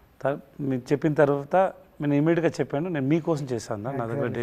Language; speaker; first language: Telugu; non-native, learner; Tamil